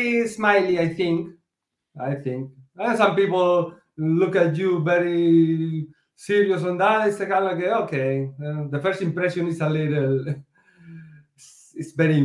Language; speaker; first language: English; non-native, learner; Spanish